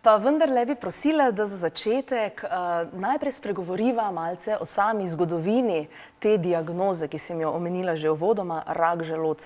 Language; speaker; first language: Slovenian; native; Slovenian